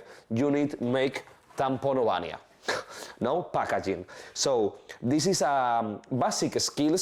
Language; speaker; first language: English; non-native, learner; Spanish